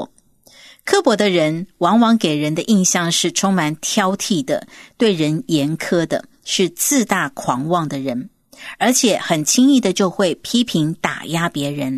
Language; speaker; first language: Chinese; native; Chinese